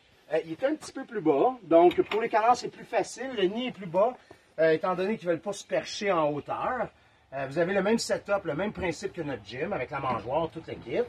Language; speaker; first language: French; native; French